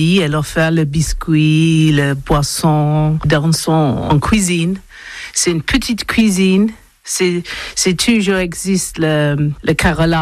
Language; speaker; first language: French; non-native, learner; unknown